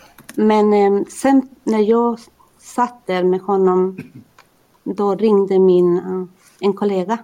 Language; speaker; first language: Swedish; non-native, fluent; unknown